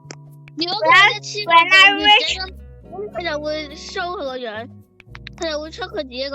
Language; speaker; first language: Chinese; early bilingual, heritage; Cantonese